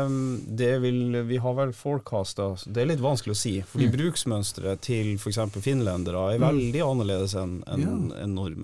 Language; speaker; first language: Norwegian; native; Norwegian